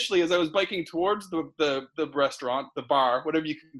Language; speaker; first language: English; native; English